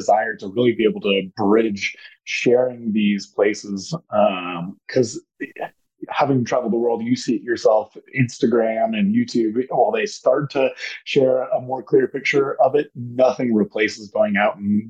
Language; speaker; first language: English; native; English